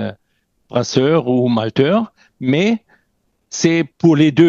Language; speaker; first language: French; non-native, learner; German